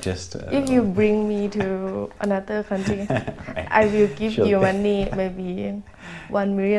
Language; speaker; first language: English; non-native, learner; Thai